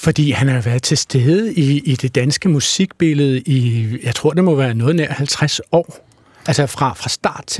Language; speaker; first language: Danish; native; Danish